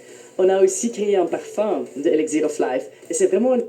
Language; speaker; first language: French; non-native, local second language; Dutch